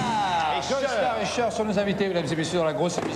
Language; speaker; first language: French; native; French